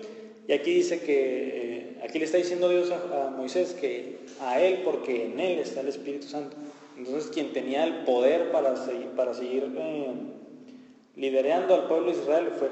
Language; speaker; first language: Spanish; native; Spanish